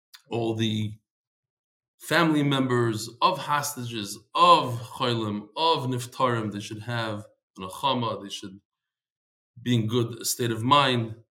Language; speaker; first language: English; native; English